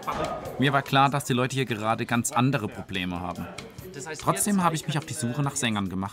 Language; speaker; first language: German; native; German